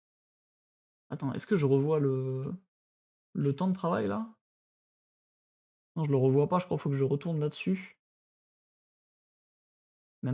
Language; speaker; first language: French; native; French